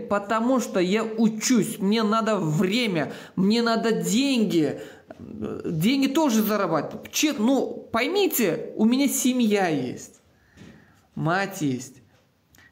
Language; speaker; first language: Russian; non-native, local second language; Uzbek